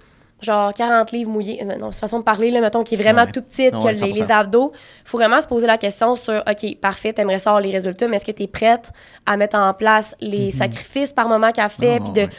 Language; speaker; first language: French; native; French